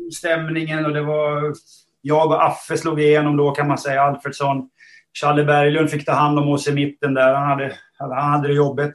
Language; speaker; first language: Swedish; native; Swedish